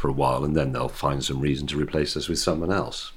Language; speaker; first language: English; native; English